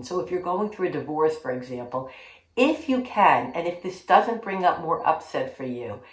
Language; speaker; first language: English; native; English